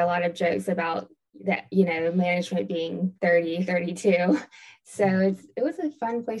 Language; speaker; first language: English; native; English